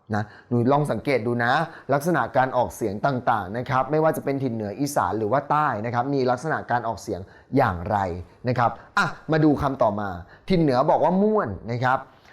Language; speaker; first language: Thai; native; Thai